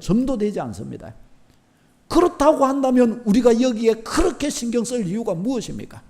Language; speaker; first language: Korean; native; Korean